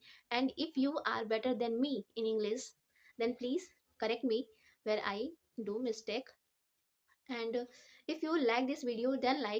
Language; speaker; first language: English; non-native, learner; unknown